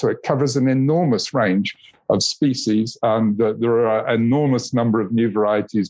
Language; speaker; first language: English; native; English